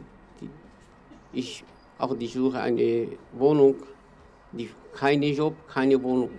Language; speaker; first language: German; non-native, learner; Kurdish